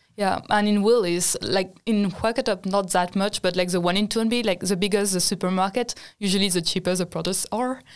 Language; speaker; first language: English; non-native, fluent; French